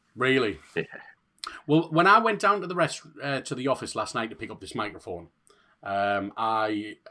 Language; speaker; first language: English; native; English